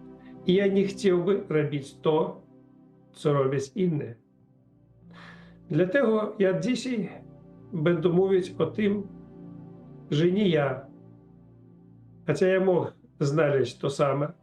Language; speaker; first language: Polish; non-native, learner; Russian